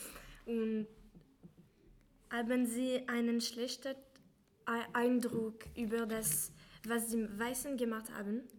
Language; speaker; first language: German; non-native, learner; French